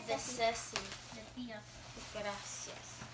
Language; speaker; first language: Spanish; early bilingual, heritage; Spanish